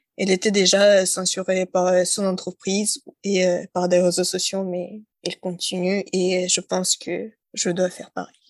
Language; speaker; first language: French; non-native, fluent; Russian